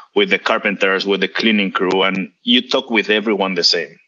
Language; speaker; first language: English; non-native, fluent; Spanish